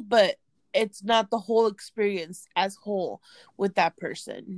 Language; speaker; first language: English; early bilingual, other home language; Spanish